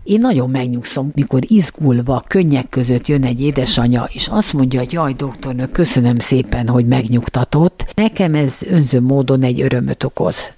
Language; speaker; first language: Hungarian; native; Hungarian